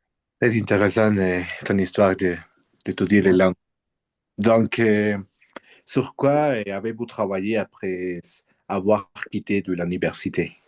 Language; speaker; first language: French; non-native, fluent; Spanish